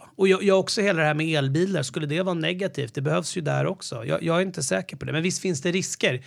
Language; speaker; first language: Swedish; native; Swedish